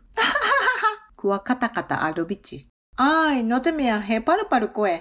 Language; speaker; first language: Māori; non-native, fluent; Japanese